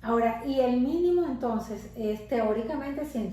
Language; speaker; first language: Spanish; native; Spanish